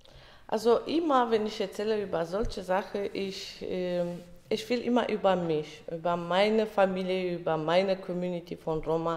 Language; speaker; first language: German; early bilingual, other home language; Romany